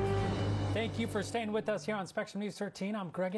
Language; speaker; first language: English; native; English